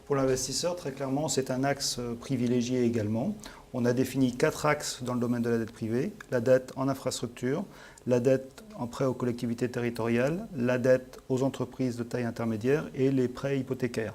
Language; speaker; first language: French; native; French